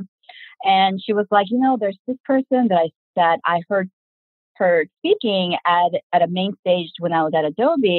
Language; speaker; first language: English; early bilingual, other home language; Korean